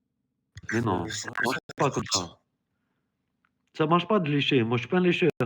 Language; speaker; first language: French; native; French